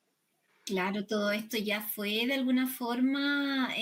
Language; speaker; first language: Spanish; native; Spanish